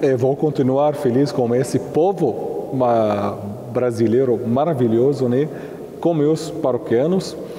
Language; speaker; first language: Portuguese; non-native, fluent; Arabic